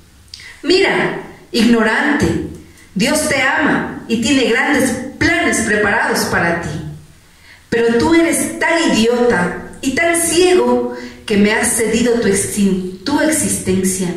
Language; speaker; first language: Spanish; native; Spanish